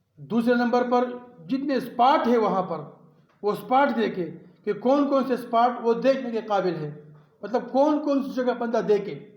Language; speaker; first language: Urdu; non-native, local second language; Pashto